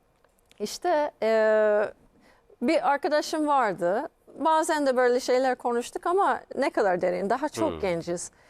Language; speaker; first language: Turkish; non-native, fluent; English